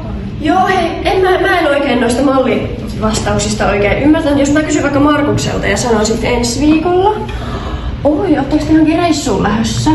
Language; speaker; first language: Finnish; native; Finnish